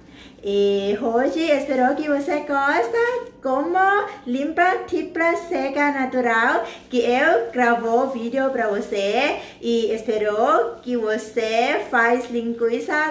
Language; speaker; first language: Portuguese; non-native, learner; Thai